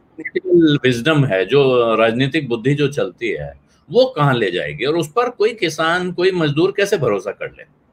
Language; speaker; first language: Hindi; native; Hindi